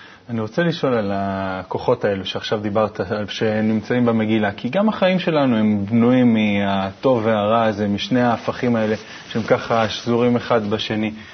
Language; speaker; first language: Hebrew; native; Hebrew